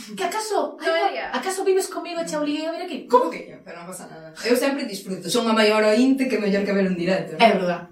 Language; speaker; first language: Galician; native; Galician